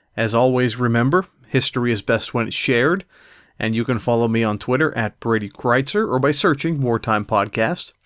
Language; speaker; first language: English; native; English